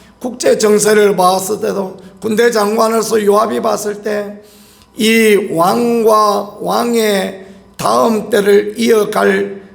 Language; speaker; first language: Korean; native; Korean